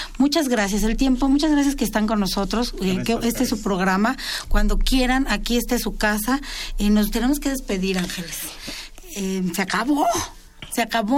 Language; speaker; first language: Spanish; native; Spanish